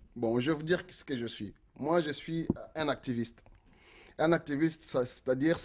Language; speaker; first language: French; non-native, local second language; Lingala